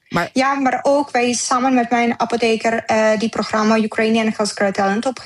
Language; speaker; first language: Dutch; non-native, learner; Ukrainian